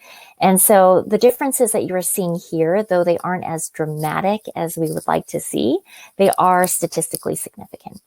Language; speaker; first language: English; native; English